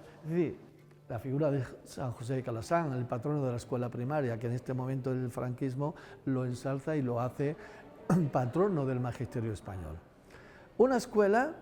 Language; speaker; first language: Spanish; native; Spanish